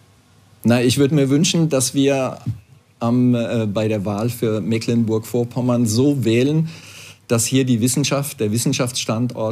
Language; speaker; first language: German; native; German